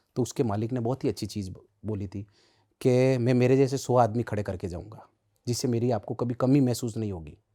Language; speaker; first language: Hindi; native; Hindi